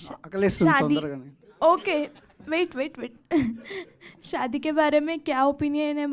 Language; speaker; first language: Hindi; non-native, local second language; Marathi